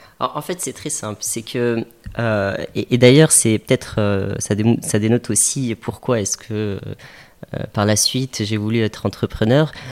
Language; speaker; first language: French; native; French